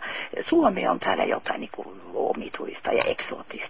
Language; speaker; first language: Finnish; non-native, fluent; Norwegian